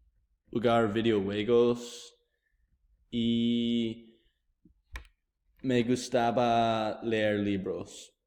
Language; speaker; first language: Spanish; non-native, learner; English